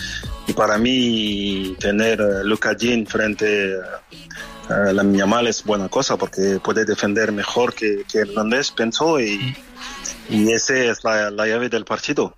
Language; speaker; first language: Spanish; non-native, learner; French